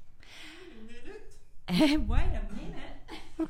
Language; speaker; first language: English; native; English